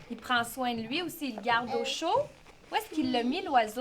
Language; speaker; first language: French; native; French